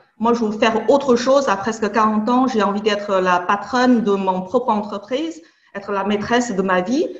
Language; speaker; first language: French; non-native, fluent; Chinese